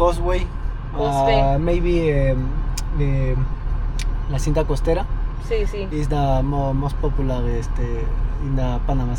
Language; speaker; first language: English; non-native, learner; Spanish